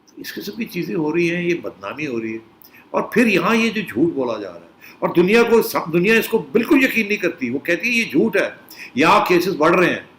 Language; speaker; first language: Urdu; non-native, local second language; Punjabi